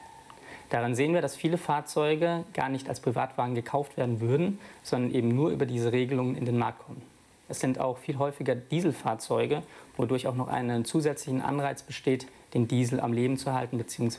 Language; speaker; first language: German; native; German